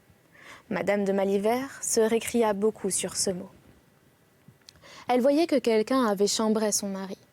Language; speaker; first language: French; native; French